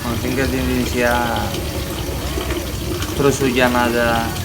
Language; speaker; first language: Indonesian; non-native, learner; Arabic